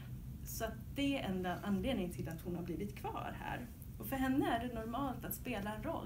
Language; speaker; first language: Swedish; native; Swedish